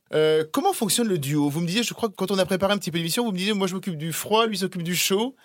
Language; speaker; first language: French; native; French